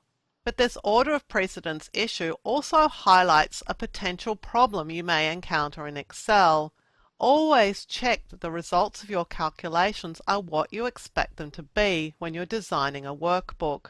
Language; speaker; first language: English; native; English